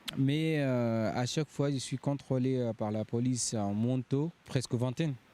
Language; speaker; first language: French; non-native, fluent; Arabic